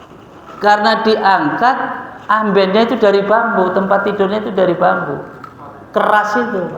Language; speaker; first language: Indonesian; native; Indonesian